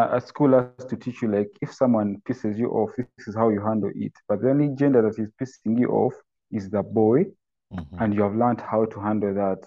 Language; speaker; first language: English; non-native, local second language; Ganda